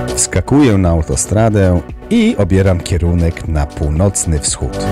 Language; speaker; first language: Polish; native; Polish